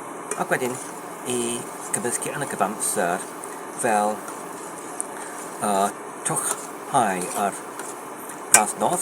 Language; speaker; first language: Welsh; non-native, learner; English